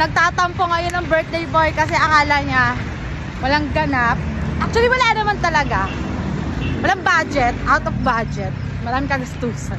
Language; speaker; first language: Filipino; native; Filipino